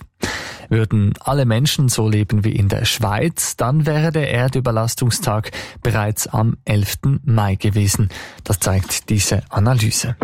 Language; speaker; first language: German; native; German